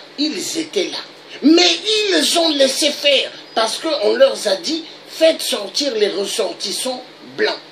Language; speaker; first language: French; non-native, local second language; Lingala